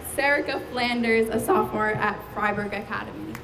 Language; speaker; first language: English; native; English